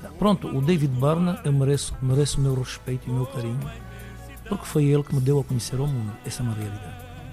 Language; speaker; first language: Portuguese; native; Portuguese